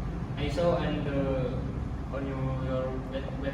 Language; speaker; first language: English; non-native, learner; Indonesian